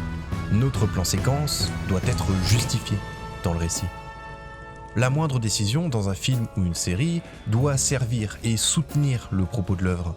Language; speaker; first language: French; native; French